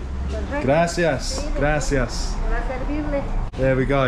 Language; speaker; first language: Spanish; non-native, learner; English